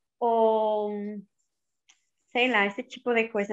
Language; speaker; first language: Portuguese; non-native, learner; Spanish